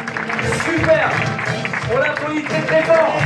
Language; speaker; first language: French; native; French